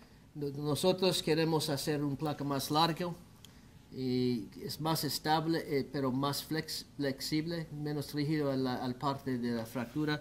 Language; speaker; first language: Spanish; non-native, learner; English